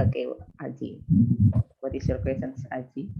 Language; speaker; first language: English; non-native, fluent; Indonesian